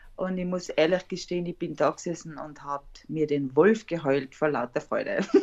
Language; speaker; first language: German; native; German